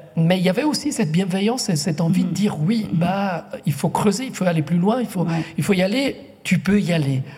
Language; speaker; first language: French; non-native, local second language; Italian